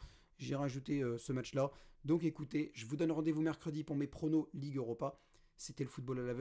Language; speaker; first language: French; native; French